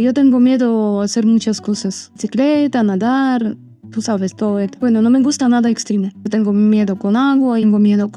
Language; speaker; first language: Spanish; non-native, learner; Armenian